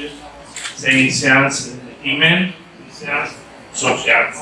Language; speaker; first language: French; non-native, fluent; Spanish